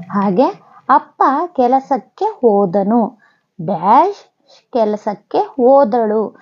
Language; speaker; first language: Kannada; native; Kannada